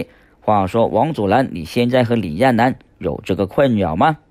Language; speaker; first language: Chinese; non-native, local second language; Cantonese